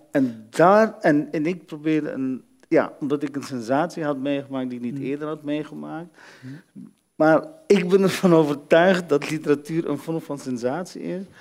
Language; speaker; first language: Dutch; early bilingual, other home language; Arabic